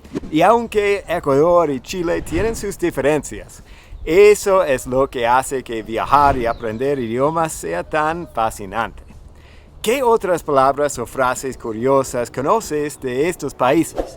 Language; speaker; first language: Spanish; non-native, fluent; English